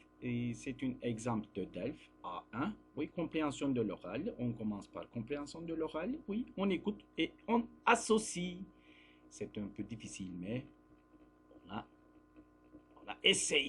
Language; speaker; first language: French; non-native, fluent; Turkish